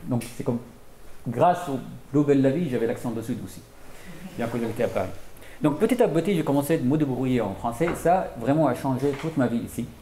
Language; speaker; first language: French; non-native, fluent; Arabic